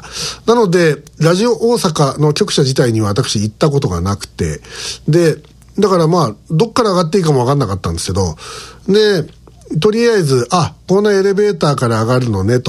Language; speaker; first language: Japanese; native; Japanese